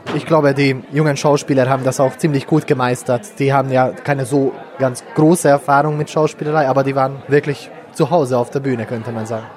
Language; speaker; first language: German; non-native, fluent; Hungarian